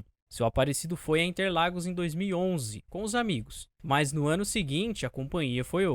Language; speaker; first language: Portuguese; native; Portuguese